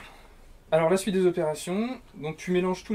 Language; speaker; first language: French; native; French